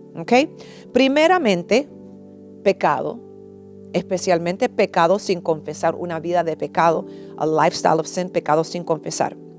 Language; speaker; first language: Spanish; early bilingual, heritage; English